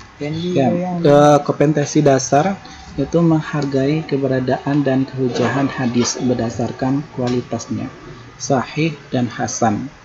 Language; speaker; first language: Indonesian; native; Indonesian